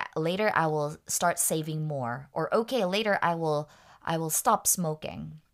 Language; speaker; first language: English; non-native, local second language; Waray